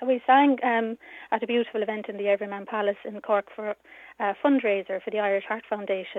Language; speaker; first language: English; native; English